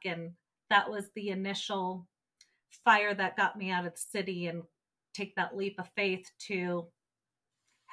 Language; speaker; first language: English; native; English